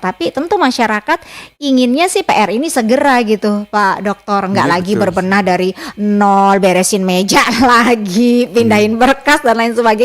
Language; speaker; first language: Indonesian; native; Indonesian